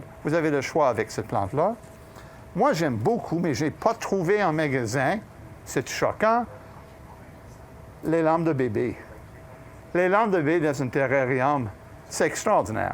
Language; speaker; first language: French; native; French